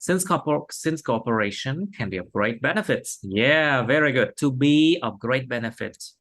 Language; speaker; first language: English; non-native, fluent; Vietnamese